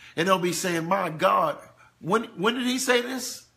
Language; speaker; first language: English; native; English